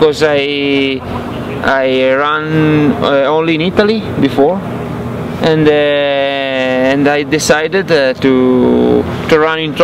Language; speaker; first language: English; non-native, learner; Italian